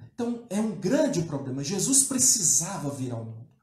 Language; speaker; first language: Portuguese; native; Portuguese